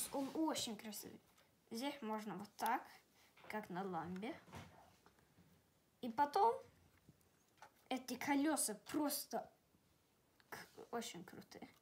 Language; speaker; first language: Russian; early bilingual, heritage; Russian